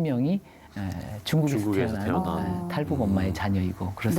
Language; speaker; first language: Korean; native; Korean